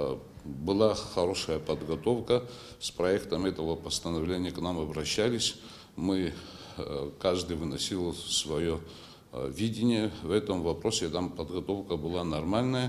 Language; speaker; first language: Russian; non-native, local second language; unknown